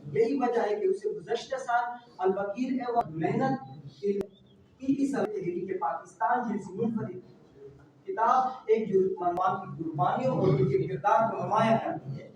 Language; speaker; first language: Urdu; non-native, local second language; Pashto